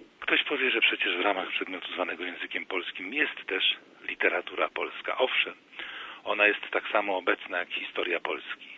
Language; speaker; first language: Polish; native; Polish